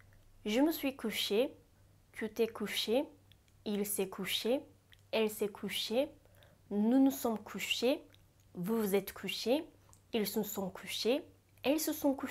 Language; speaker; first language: French; non-native, fluent; Japanese